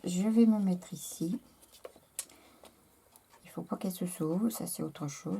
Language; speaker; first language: French; native; French